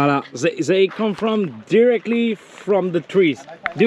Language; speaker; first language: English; non-native, learner; French